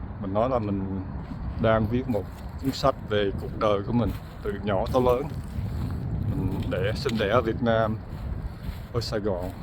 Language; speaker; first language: Vietnamese; early bilingual, other home language; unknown